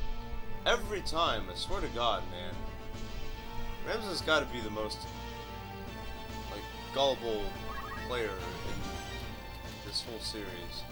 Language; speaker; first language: English; native; English